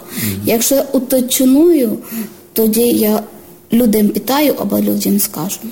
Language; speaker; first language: Ukrainian; non-native, learner; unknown